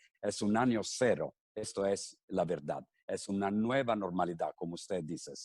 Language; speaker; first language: Spanish; non-native, fluent; Italian